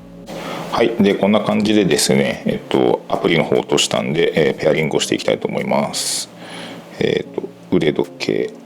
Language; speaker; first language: Japanese; native; Japanese